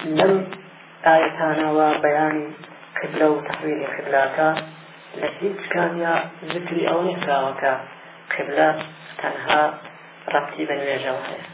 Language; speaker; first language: Central Kurdish; non-native, local second language; Gurani